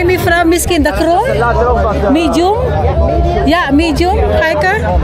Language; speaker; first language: Dutch; non-native, learner; Iloko